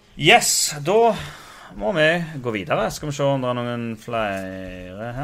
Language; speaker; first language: Norwegian; native; Norwegian